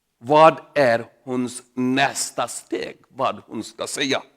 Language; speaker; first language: Swedish; non-native, learner; Urdu